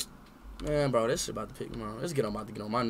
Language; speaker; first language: English; native; English